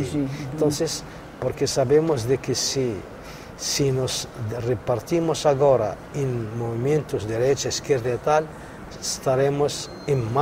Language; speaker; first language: Spanish; non-native, local second language; Arabic